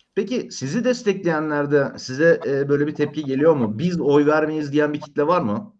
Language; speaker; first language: Turkish; native; Turkish